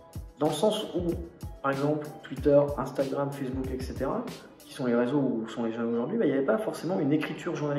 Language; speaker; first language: French; native; French